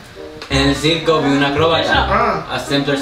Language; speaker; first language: Spanish; early bilingual, heritage; Spanish